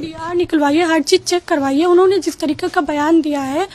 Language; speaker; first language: Hindi; native; Hindi